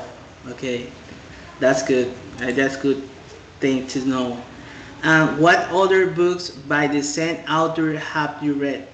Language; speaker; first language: English; non-native, fluent; Spanish